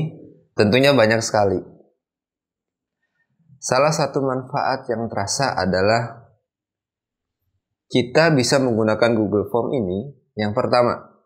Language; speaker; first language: Indonesian; native; Indonesian